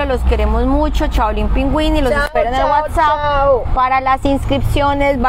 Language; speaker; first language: Spanish; native; Spanish